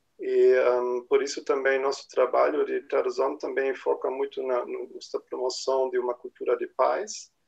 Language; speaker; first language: Portuguese; non-native, fluent; German